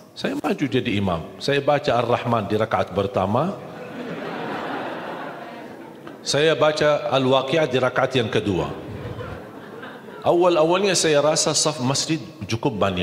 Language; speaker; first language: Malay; non-native, fluent; Arabic